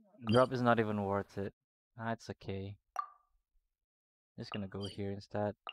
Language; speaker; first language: English; non-native, local second language; Malay